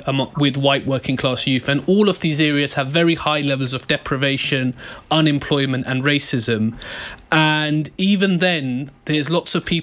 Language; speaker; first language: English; native; English